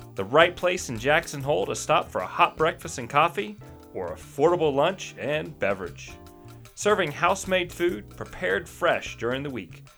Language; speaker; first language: English; native; English